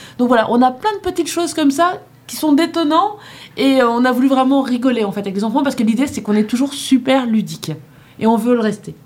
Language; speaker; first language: French; native; French